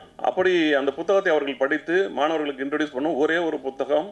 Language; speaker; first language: Tamil; native; Tamil